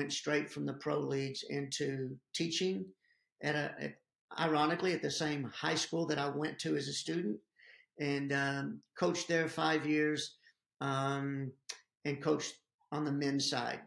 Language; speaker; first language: English; native; English